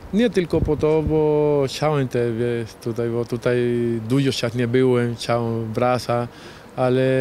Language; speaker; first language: Polish; non-native, learner; Spanish